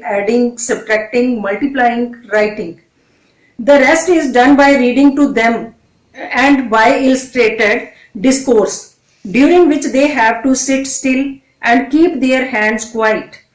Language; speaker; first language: English; non-native, local second language; Punjabi